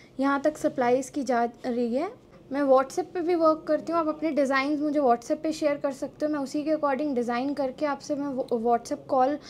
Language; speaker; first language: Hindi; non-native, local second language; Punjabi